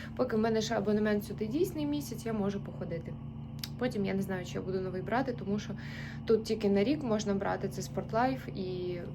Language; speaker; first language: Ukrainian; native; Ukrainian